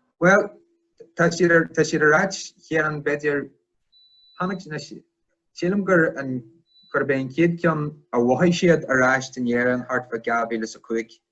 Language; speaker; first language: Irish; non-native, local second language; English